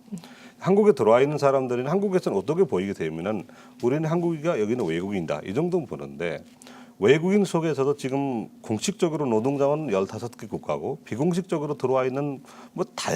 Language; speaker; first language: Korean; non-native, fluent; Nepali